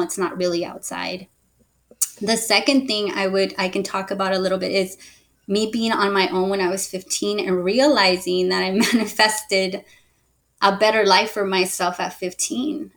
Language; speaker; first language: English; early bilingual, other home language; Spanish